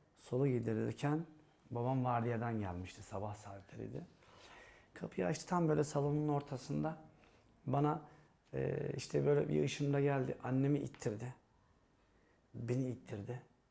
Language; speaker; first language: Turkish; native; Turkish